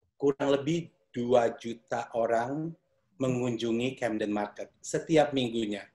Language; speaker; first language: Indonesian; native; Indonesian